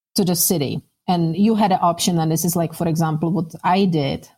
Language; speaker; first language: English; non-native, fluent; Czech